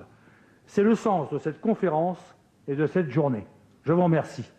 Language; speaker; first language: French; native; French